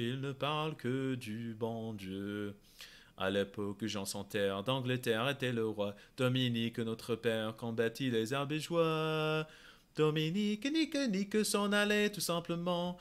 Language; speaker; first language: French; non-native, fluent; English